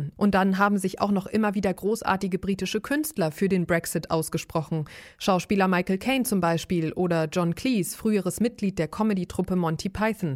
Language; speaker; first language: German; native; German